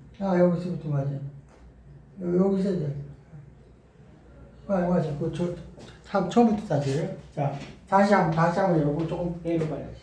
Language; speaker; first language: Korean; native; Korean